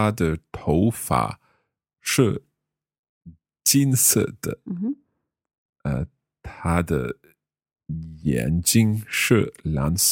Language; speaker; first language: Chinese; non-native, learner; English